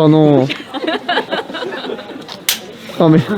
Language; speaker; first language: French; native; French